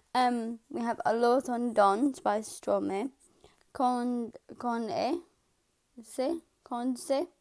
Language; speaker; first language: English; native; English